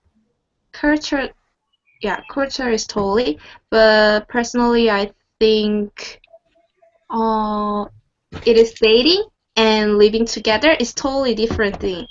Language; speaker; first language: English; non-native, learner; Korean